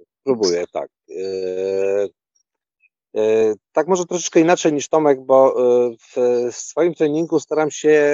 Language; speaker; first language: Polish; native; Polish